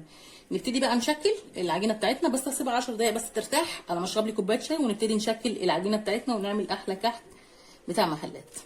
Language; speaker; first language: Arabic; native; Arabic